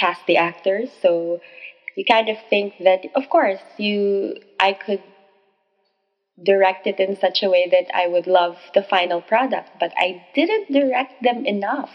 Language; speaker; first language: English; non-native, local second language; Filipino